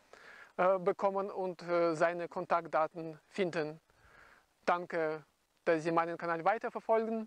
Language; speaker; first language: German; non-native, fluent; Russian